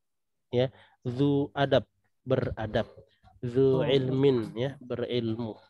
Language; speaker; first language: Arabic; non-native, fluent; Indonesian